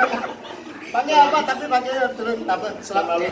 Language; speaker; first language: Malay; non-native, local second language; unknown